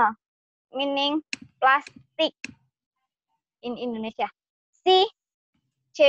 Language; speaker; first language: English; non-native, learner; Indonesian